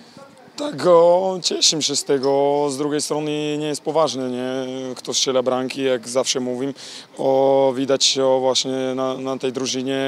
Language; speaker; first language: Polish; non-native, fluent; Slovak